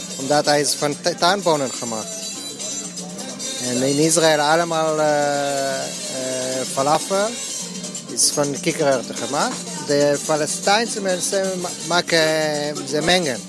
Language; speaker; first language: Dutch; non-native, learner; Hebrew